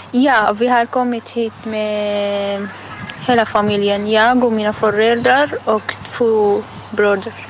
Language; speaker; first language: Swedish; non-native, learner; Arabic